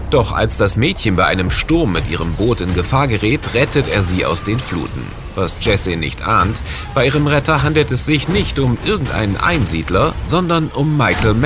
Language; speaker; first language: German; native; German